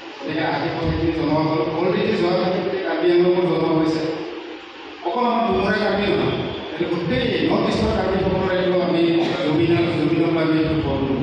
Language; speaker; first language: Assamese; non-native, local second language; Karbi